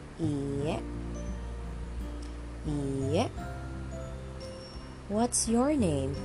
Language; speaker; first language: Japanese; non-native, learner; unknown